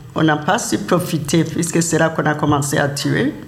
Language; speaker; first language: French; non-native, local second language; Rundi